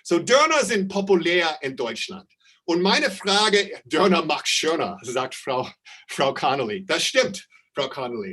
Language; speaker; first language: German; non-native, fluent; English